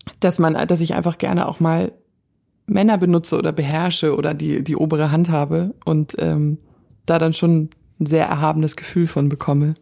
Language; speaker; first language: German; native; German